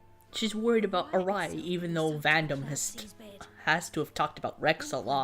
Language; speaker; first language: English; native; English